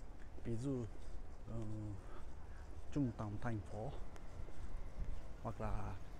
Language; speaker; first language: Vietnamese; non-native, learner; Japanese